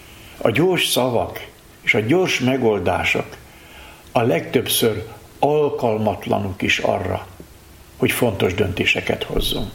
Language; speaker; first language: Hungarian; native; Hungarian